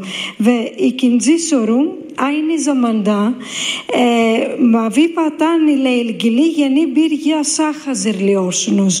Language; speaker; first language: Turkish; non-native, fluent; Greek